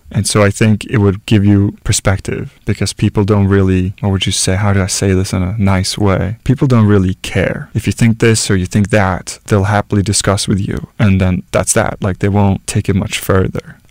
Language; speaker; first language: English; non-native, fluent; Norwegian